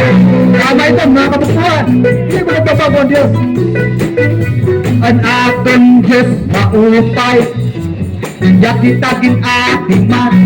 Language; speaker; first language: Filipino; non-native, local second language; Waray